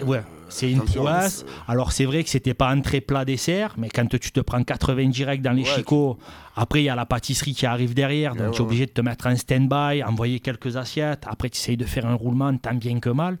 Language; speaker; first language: French; native; French